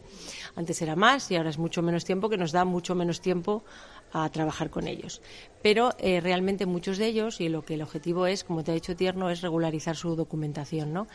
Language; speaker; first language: Spanish; native; Spanish